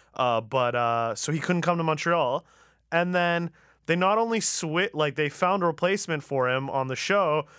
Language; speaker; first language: English; early bilingual, other home language; Persian